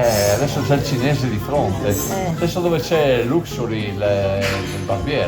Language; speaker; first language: Italian; non-native, fluent; Albanian